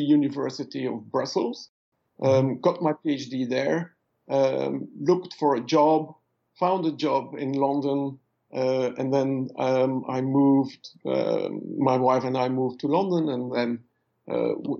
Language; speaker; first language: English; non-native, fluent; French